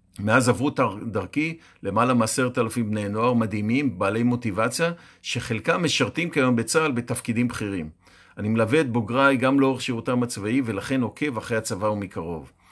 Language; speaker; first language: Hebrew; native; Hebrew